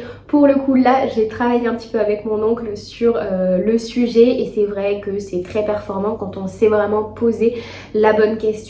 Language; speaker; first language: French; native; French